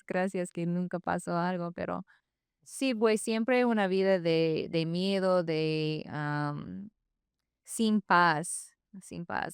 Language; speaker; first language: Spanish; non-native, fluent; English